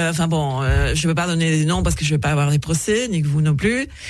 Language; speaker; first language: French; non-native, fluent; Spanish